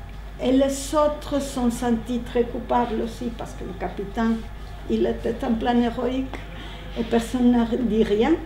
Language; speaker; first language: French; non-native, learner; Spanish